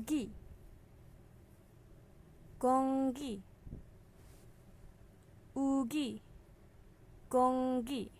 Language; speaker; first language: Korean; non-native, fluent; Indonesian